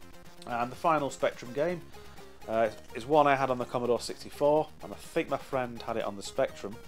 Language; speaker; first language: English; native; English